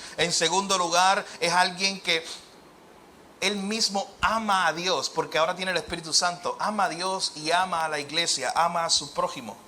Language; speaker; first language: Spanish; native; Spanish